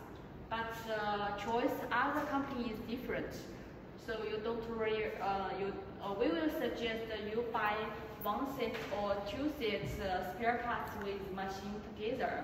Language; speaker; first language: English; non-native, learner; Chinese